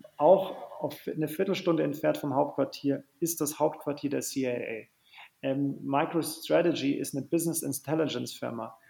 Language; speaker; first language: German; native; German